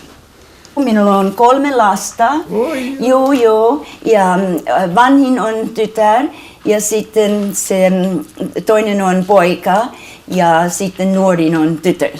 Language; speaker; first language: Finnish; early bilingual, heritage; English